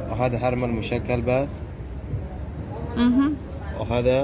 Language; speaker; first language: Arabic; non-native, learner; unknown